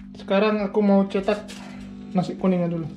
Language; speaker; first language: Indonesian; native; Indonesian